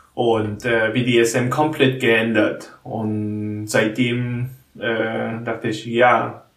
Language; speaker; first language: German; non-native, learner; Korean